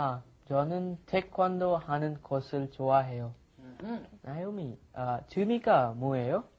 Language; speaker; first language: Korean; non-native, learner; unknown